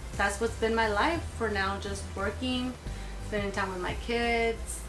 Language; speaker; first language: English; native; English